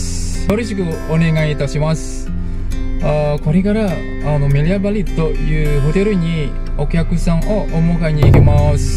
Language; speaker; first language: Japanese; non-native, fluent; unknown